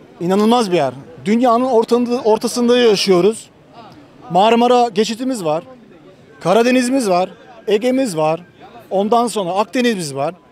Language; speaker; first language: Turkish; native; Turkish